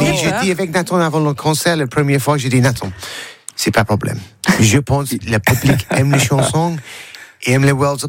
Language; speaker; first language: French; non-native, learner; English